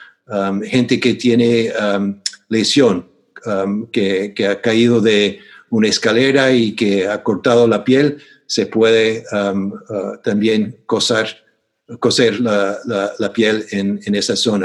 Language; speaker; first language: Spanish; non-native, fluent; English